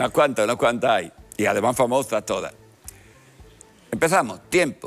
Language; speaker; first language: Spanish; native; Spanish